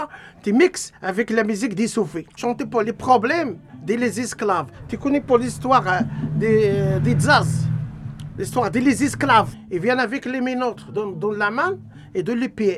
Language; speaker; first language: French; non-native, learner; Arabic